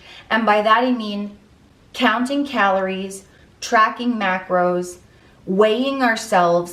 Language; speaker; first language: English; native; English